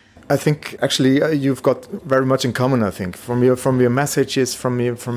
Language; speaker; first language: English; non-native, fluent; German